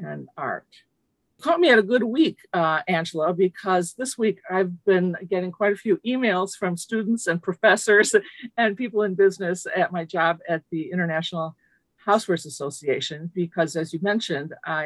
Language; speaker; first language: English; early bilingual, other home language; Lithuanian